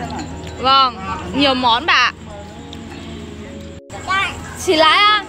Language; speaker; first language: Chinese; non-native, fluent; Vietnamese